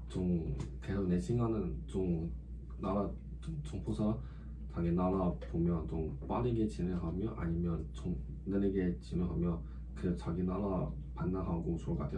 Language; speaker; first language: Korean; non-native, learner; Chinese